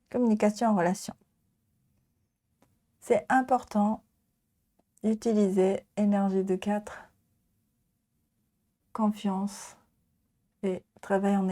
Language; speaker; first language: French; non-native, fluent; Japanese